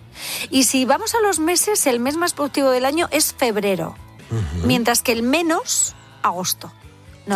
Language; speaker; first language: Spanish; native; Spanish